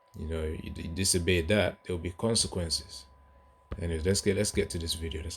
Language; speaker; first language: English; native; English